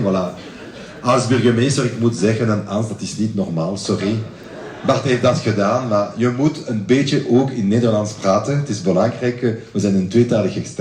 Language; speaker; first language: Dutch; non-native, learner; French